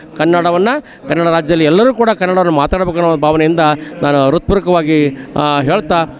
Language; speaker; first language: Kannada; native; Kannada